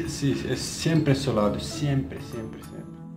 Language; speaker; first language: Spanish; non-native, fluent; Bosnian